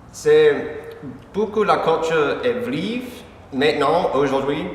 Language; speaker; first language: French; non-native, learner; English